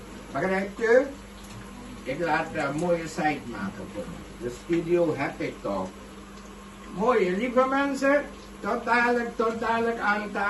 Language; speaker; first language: Dutch; non-native, local second language; Caribbean Hindustani